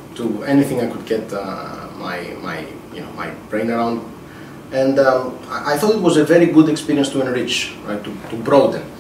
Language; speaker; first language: English; non-native, fluent; Greek